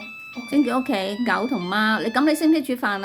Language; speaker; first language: Cantonese; native; Cantonese